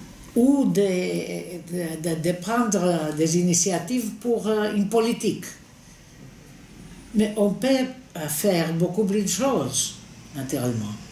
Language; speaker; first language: French; non-native, fluent; Greek